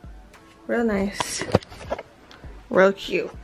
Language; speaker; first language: English; native; English